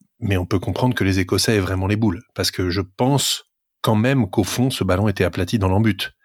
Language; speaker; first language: French; native; French